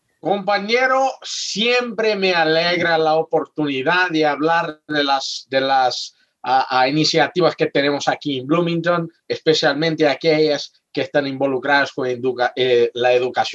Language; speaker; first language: Spanish; non-native, fluent; Portuguese